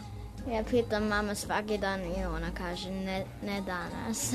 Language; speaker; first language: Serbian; early bilingual, heritage; English